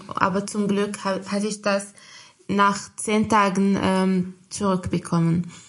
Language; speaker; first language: German; non-native, fluent; Arabic